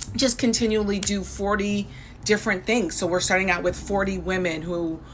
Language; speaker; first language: English; native; English